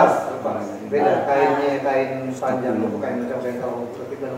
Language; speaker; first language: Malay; non-native, local second language; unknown